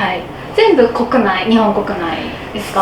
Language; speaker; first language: Japanese; native; Japanese